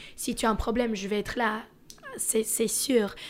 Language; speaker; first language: French; early bilingual, other home language; Russian